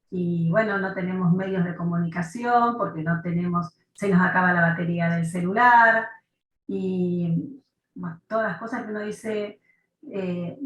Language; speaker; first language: Spanish; native; Spanish